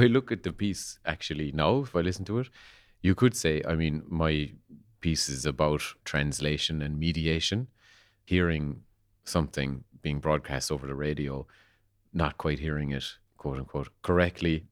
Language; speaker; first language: English; native; English